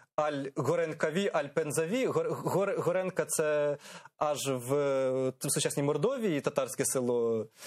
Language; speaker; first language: Ukrainian; native; Ukrainian